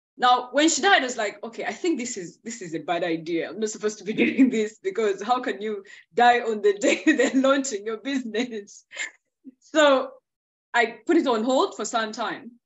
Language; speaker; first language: English; non-native, local second language; Ganda